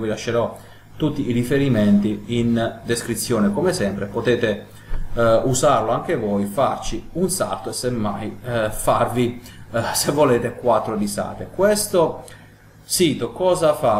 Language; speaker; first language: Italian; native; Italian